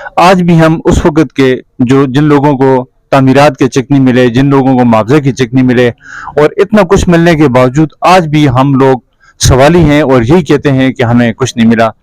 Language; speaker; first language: Urdu; non-native, local second language; Northern Hindko